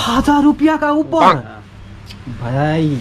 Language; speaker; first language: Hindi; non-native, local second language; Assamese